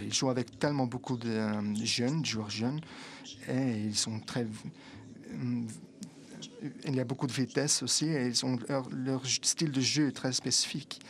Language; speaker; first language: French; non-native, fluent; Italian